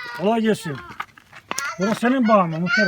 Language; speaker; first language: Turkish; native; Turkish